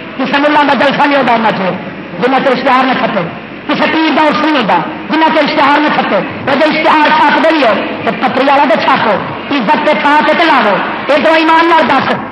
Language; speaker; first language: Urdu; non-native, local second language; Saraiki